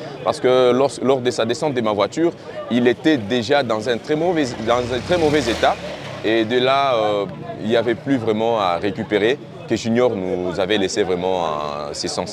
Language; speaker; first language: French; non-native, local second language; Swahili